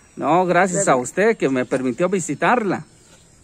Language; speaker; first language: Spanish; native; Spanish